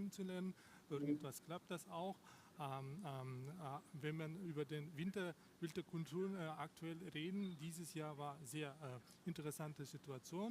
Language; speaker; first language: German; non-native, learner; Russian